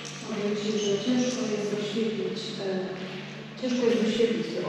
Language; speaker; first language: Polish; native; Polish